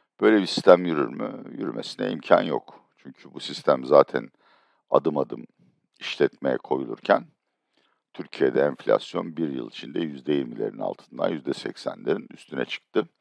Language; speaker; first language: Turkish; native; Turkish